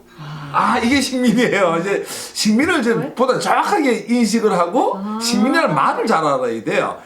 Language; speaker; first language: Korean; native; Korean